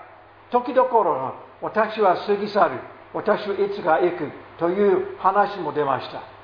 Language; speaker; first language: Japanese; non-native, fluent; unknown